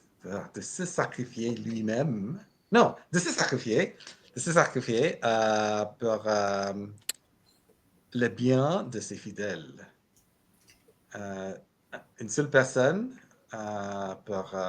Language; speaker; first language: French; non-native, fluent; English